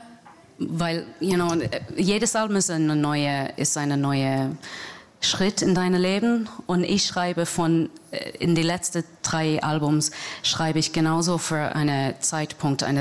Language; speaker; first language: German; non-native, learner; English